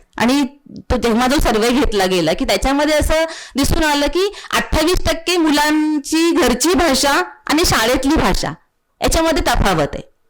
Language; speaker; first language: Marathi; native; Marathi